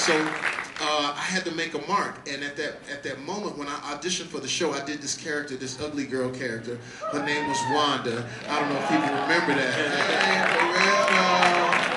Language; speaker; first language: English; native; English